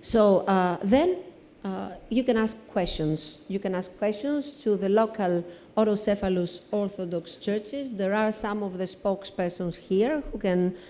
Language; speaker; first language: English; non-native, fluent; Greek